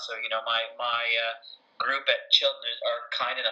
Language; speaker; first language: English; native; English